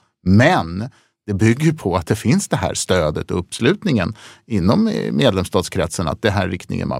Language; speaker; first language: Swedish; native; Swedish